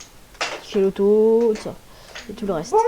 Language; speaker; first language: French; native; French